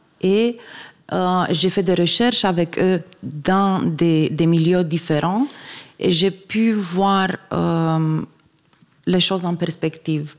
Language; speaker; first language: French; non-native, fluent; Romanian